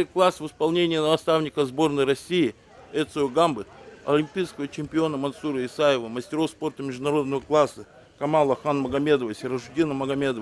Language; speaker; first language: Russian; native; Russian